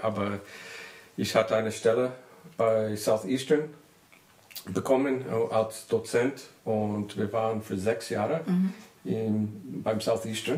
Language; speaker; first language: German; non-native, learner; English